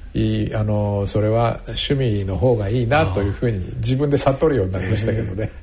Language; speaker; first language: Japanese; native; Japanese